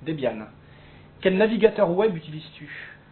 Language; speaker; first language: French; native; French